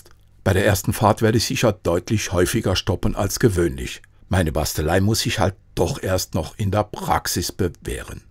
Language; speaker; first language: German; native; German